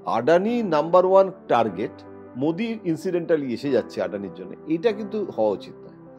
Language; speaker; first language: Bangla; native; Bangla